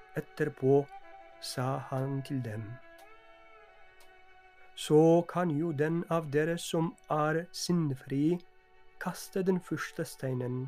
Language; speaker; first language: Norwegian; non-native, fluent; Polish